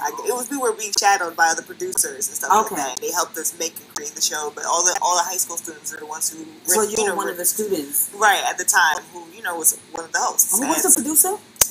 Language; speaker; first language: English; native; English